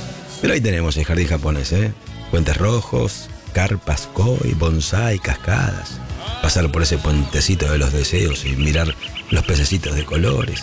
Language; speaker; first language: Spanish; native; Spanish